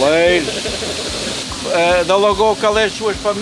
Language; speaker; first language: Portuguese; native; Portuguese